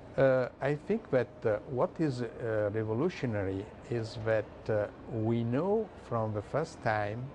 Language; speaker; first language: English; non-native, learner; Italian